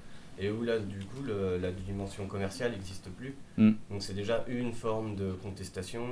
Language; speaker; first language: French; native; French